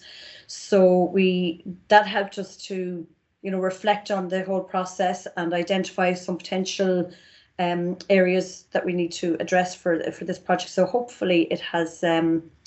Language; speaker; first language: English; native; English